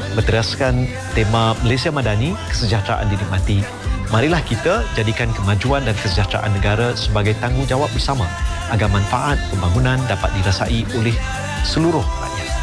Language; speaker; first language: Malay; native; Malay